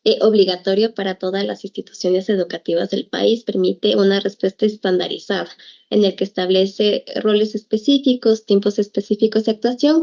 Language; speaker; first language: Spanish; native; Spanish